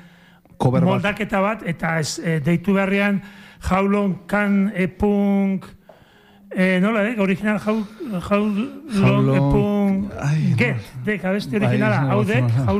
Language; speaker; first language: Basque; native; Basque